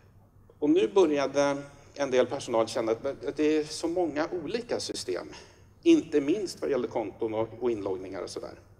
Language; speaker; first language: Swedish; native; Swedish